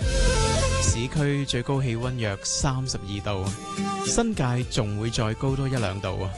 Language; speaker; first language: Chinese; non-native, local second language; Cantonese